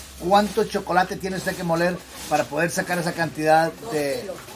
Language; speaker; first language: Spanish; native; Spanish